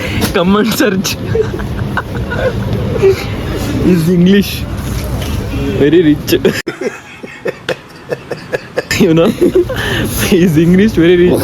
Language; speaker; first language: English; non-native, local second language; Kannada